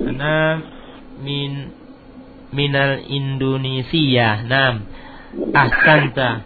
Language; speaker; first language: Arabic; non-native, fluent; Indonesian